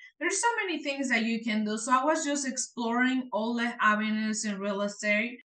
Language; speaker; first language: English; non-native, fluent; Spanish